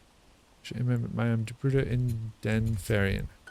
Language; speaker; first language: German; non-native, learner; English